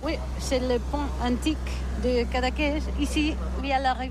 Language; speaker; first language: French; non-native, learner; Catalan